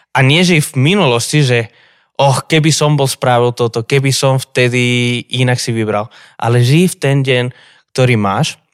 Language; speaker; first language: Slovak; non-native, fluent; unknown